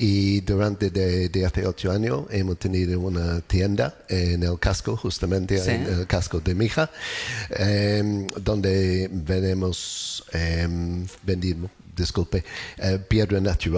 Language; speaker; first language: Spanish; non-native, learner; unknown